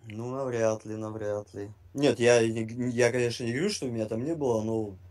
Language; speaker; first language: Russian; native; Russian